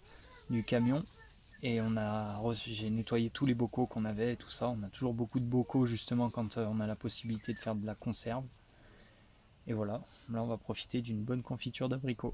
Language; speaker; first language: French; native; French